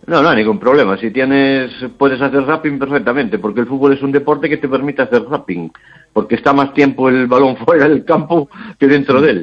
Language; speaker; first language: Spanish; native; Spanish